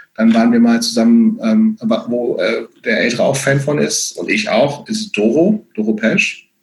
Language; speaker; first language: German; native; German